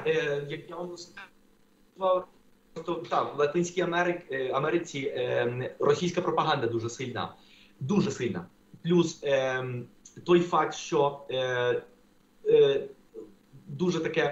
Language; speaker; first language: Ukrainian; non-native, fluent; Spanish